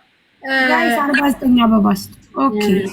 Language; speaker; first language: English; non-native, learner; Amharic